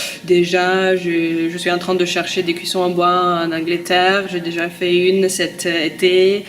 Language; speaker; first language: French; non-native, fluent; Russian